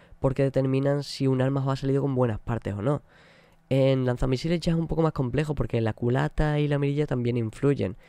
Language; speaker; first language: Spanish; native; Spanish